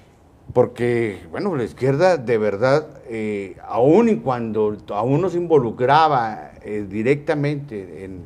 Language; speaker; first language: Spanish; native; Spanish